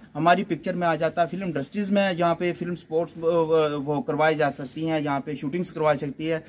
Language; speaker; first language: Hindi; native; Hindi